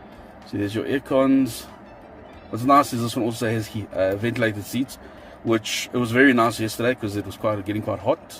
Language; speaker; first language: English; native; English